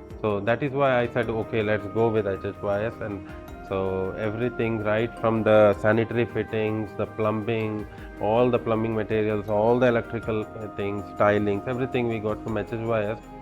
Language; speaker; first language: English; non-native, local second language; Malayalam